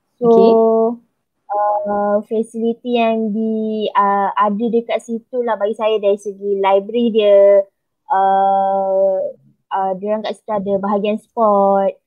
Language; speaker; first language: Malay; native; Malay